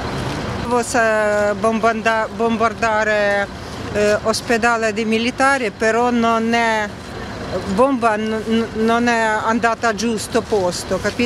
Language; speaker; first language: Italian; non-native, learner; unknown